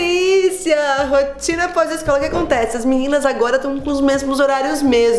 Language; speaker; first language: Portuguese; native; Portuguese